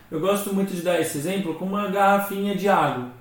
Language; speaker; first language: Portuguese; native; Portuguese